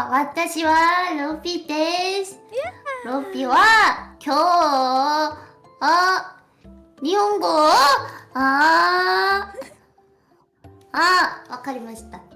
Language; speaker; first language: Japanese; non-native, learner; Korean